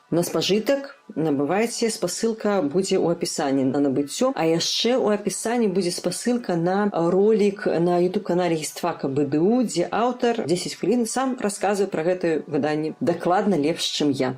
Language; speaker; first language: Belarusian; native; Belarusian